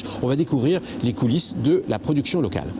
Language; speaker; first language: French; native; French